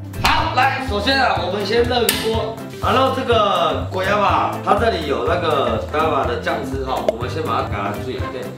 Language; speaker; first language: Chinese; native; Chinese